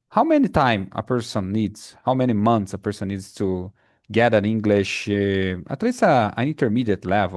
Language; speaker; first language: English; non-native, fluent; Portuguese